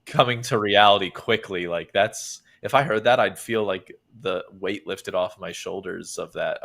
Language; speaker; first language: English; native; English